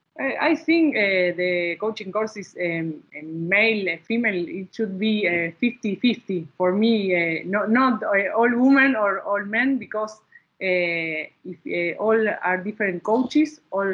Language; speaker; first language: English; non-native, learner; Spanish